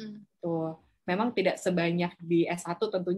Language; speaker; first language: Indonesian; native; Indonesian